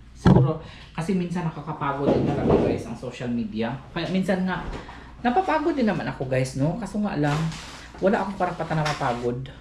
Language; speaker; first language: Filipino; native; Filipino